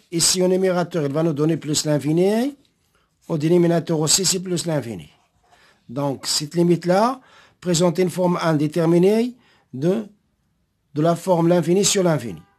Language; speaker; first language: French; non-native, local second language; Arabic